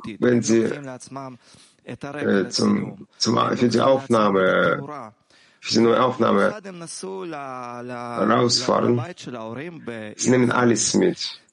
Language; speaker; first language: German; non-native, learner; Hebrew